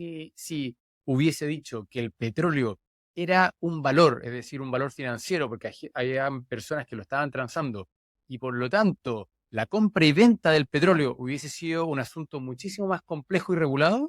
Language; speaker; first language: Spanish; native; Spanish